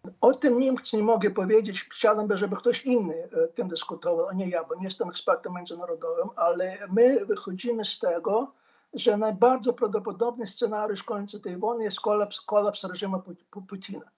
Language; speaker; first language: Polish; non-native, fluent; Ukrainian